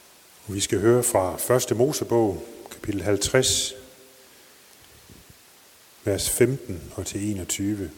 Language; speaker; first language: Danish; native; Danish